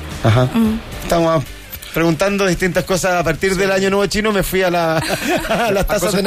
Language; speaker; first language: Spanish; native; Spanish